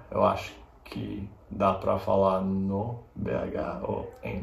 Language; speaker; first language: Portuguese; non-native, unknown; English